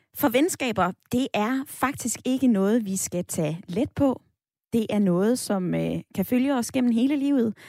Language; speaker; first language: Danish; native; Danish